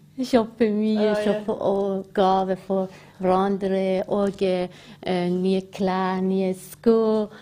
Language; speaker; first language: Norwegian; non-native, learner; Persian